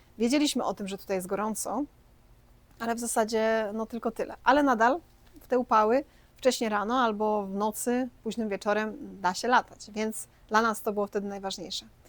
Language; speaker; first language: Polish; native; Polish